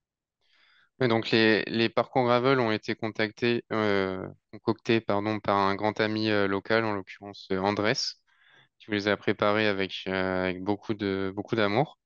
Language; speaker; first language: French; native; French